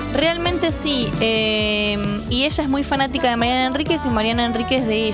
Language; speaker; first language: Spanish; native; Spanish